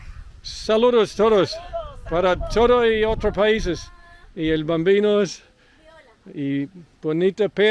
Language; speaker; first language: Spanish; non-native, learner; English